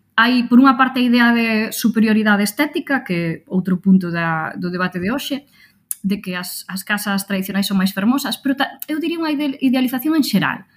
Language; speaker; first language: Galician; non-native, local second language; Spanish